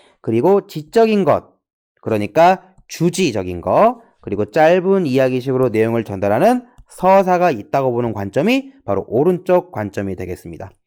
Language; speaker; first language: Korean; native; Korean